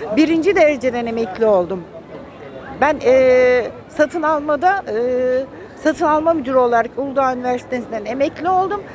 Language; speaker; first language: Turkish; native; Turkish